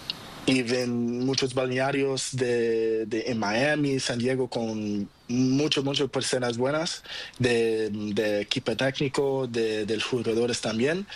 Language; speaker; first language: Spanish; non-native, learner; Portuguese